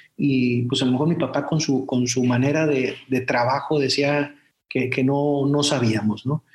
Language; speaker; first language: Spanish; native; Spanish